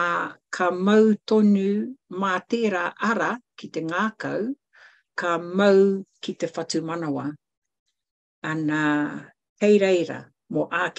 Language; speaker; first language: Māori; non-native, local second language; English